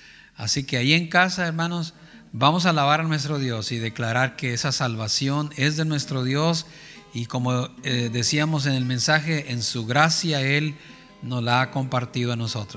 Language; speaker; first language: Spanish; native; Spanish